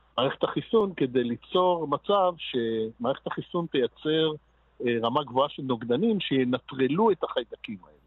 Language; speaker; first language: Hebrew; native; Hebrew